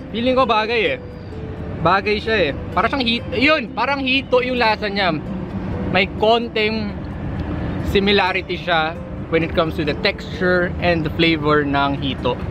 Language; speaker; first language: Filipino; native; Filipino